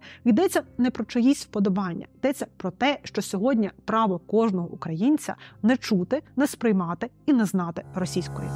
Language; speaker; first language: Ukrainian; non-native, local second language; Russian